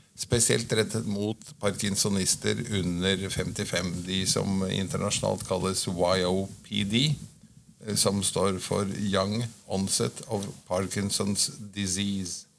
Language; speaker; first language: Norwegian; native; Norwegian